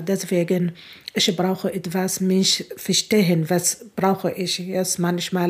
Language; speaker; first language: German; non-native, learner; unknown